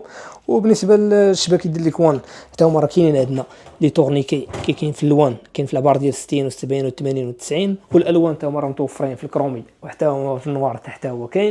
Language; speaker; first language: Arabic; native; Arabic